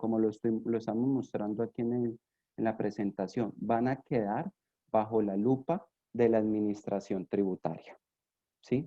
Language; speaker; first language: Spanish; native; Spanish